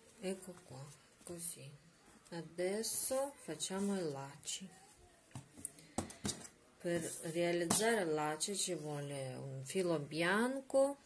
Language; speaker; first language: Italian; non-native, learner; Russian